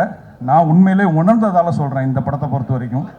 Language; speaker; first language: Tamil; native; Tamil